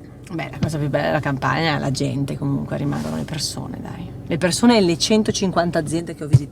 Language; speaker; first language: Italian; native; Italian